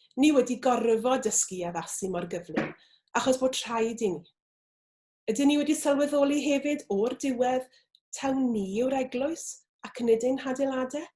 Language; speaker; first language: Welsh; native; Welsh